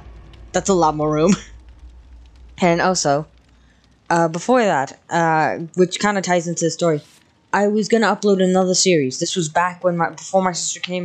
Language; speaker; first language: English; native; English